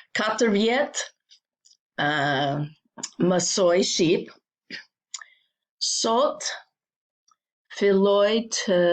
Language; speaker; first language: Albanian; non-native, learner; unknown